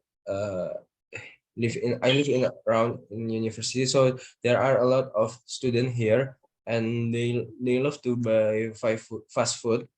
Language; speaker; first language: English; non-native, learner; Indonesian